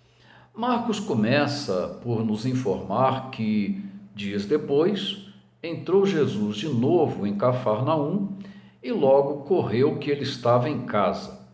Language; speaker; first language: Portuguese; native; Portuguese